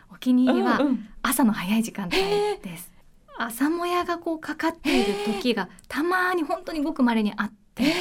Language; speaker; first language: Japanese; native; Japanese